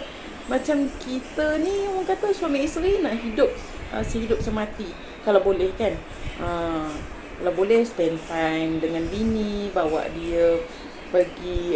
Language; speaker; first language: Malay; native; Malay